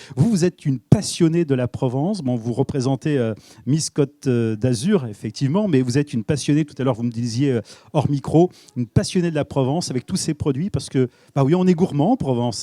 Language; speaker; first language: French; native; French